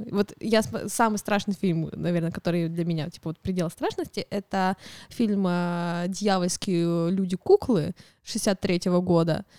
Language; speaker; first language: Russian; native; Russian